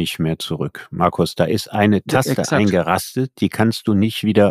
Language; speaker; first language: German; native; German